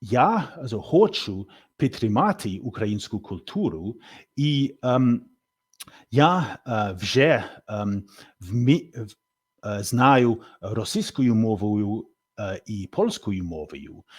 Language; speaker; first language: Ukrainian; non-native, learner; English